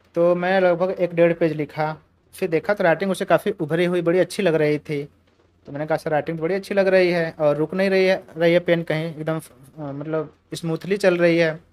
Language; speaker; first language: Hindi; native; Hindi